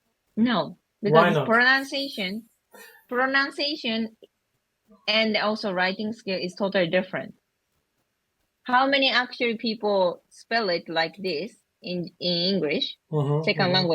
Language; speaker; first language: English; non-native, learner; Japanese